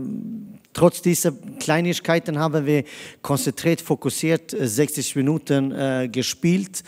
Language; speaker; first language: German; non-native, fluent; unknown